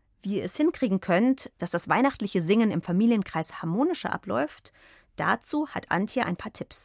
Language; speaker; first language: German; native; German